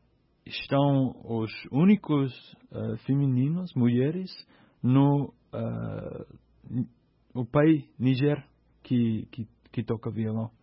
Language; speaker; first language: Portuguese; non-native, learner; English